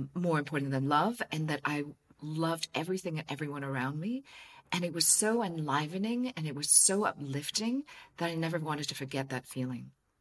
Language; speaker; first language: English; non-native, local second language; Cantonese